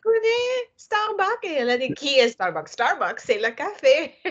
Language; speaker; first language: French; non-native, fluent; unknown